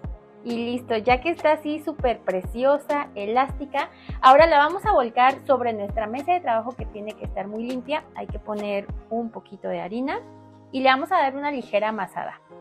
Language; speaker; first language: Spanish; native; Spanish